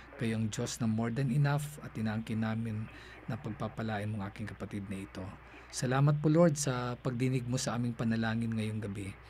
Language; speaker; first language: Filipino; non-native, local second language; Cebuano